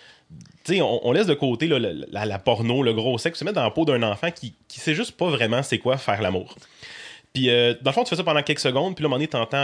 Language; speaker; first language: French; native; French